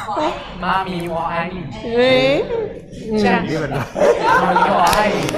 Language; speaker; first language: Chinese; non-native, learner; Thai